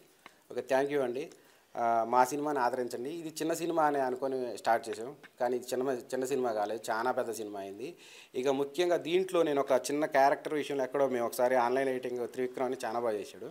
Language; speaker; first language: Telugu; native; Telugu